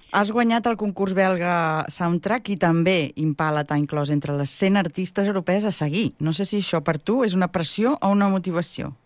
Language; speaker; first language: Catalan; native; Catalan